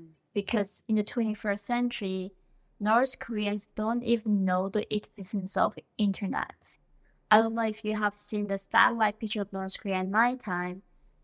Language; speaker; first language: English; non-native, fluent; Korean